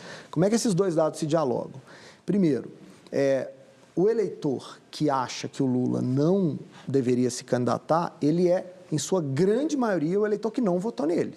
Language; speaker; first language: Portuguese; native; Portuguese